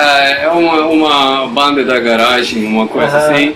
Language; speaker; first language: Portuguese; non-native, learner; Norwegian